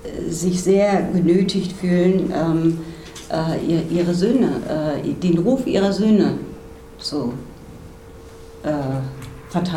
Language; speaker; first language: German; native; German